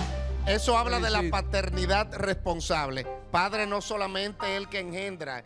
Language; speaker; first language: Spanish; native; Spanish